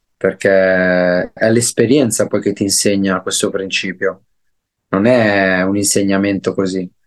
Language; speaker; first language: Italian; native; Italian